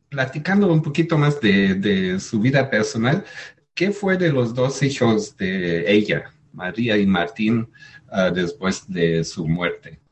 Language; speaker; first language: Spanish; native; Spanish